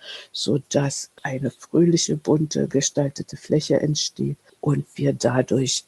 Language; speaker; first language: German; native; German